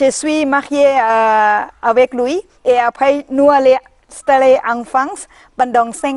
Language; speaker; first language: French; non-native, learner; Thai